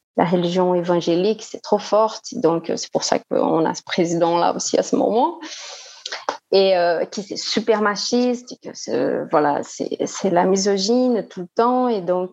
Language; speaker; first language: French; non-native, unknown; Portuguese